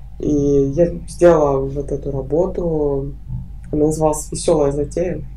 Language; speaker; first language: Russian; native; Russian